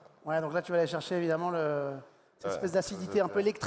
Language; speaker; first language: French; native; French